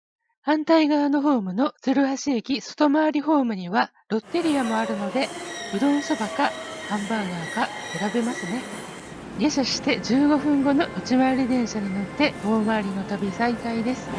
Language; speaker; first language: Japanese; native; Japanese